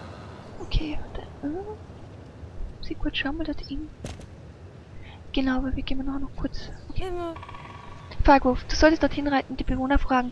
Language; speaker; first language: German; native; German